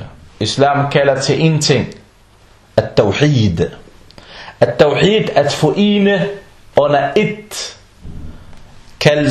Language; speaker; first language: Danish; non-native, fluent; Arabic